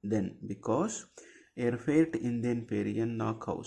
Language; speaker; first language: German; non-native, fluent; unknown